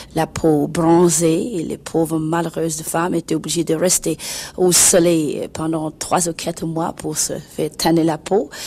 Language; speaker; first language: French; non-native, fluent; English